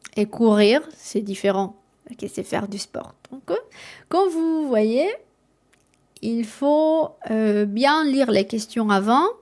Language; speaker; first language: French; non-native, fluent; Spanish